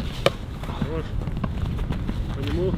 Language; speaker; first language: Russian; native; Russian